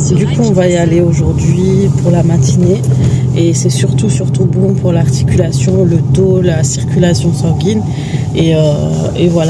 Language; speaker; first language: French; native; French